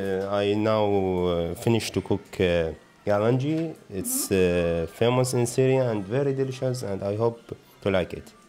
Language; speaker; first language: English; non-native, learner; Arabic